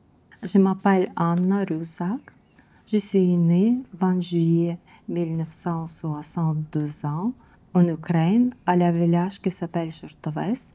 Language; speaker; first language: French; non-native, learner; Ukrainian